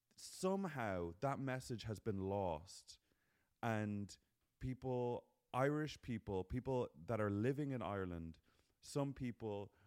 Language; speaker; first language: English; native; English